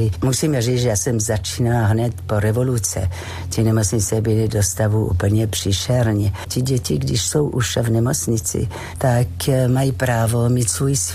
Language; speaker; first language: Czech; non-native, fluent; French